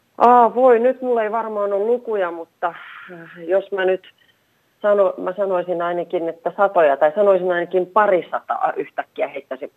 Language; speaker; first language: Finnish; native; Finnish